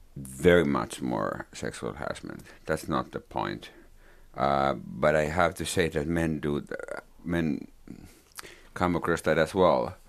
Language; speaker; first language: English; non-native, fluent; Finnish